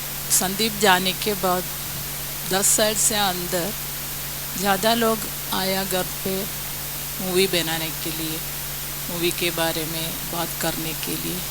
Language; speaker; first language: Hindi; non-native, local second language; Malayalam